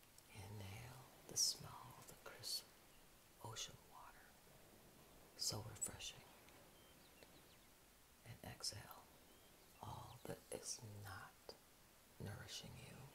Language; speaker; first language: English; native; English